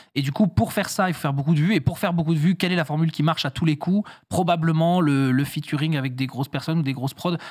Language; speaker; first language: French; native; French